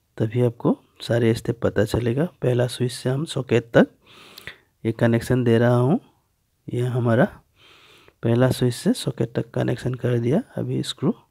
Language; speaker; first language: Hindi; native; Hindi